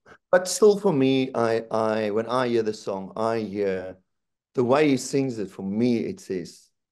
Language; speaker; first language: English; non-native, local second language; Afrikaans